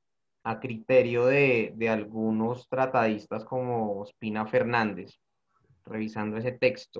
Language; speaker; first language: Spanish; native; Spanish